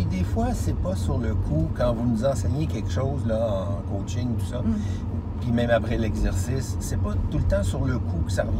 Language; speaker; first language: French; native; French